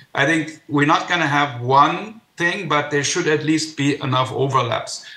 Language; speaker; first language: English; non-native, fluent; German